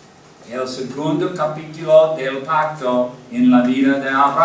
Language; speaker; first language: Spanish; non-native, learner; English